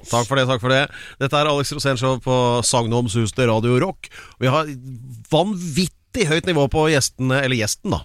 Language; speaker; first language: Norwegian; native; Norwegian